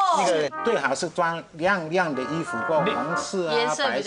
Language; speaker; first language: Chinese; non-native, learner; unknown